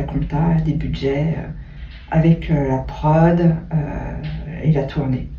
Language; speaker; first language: French; native; French